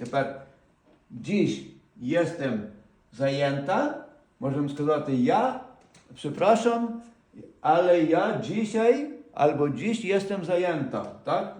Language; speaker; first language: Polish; non-native, fluent; Ukrainian